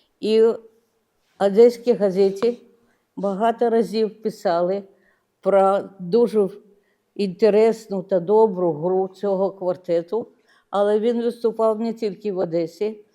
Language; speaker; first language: Ukrainian; non-native, local second language; Russian